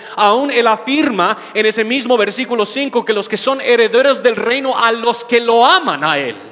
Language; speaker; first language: Spanish; non-native, fluent; English